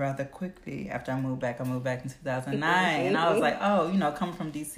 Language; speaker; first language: English; native; English